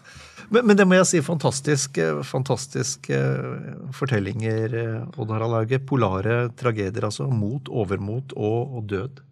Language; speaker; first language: Norwegian; native; Norwegian